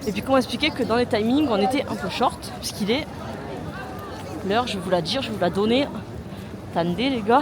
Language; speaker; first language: French; native; French